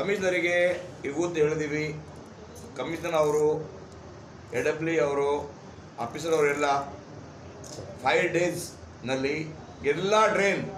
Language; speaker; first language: Kannada; non-native, local second language; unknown